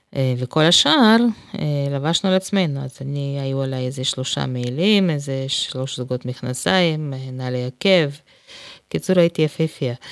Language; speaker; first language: Hebrew; non-native, fluent; Russian